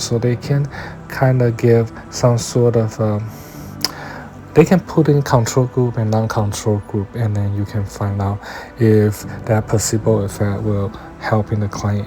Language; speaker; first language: English; non-native, fluent; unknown